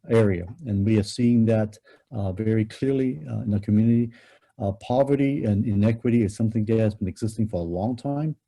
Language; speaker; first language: English; non-native, local second language; Cantonese